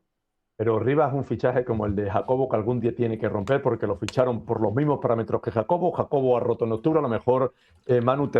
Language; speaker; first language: Spanish; native; Spanish